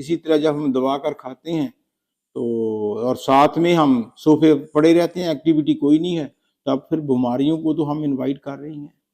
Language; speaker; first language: Hindi; native; Hindi